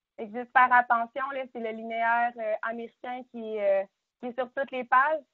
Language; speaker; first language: French; native; French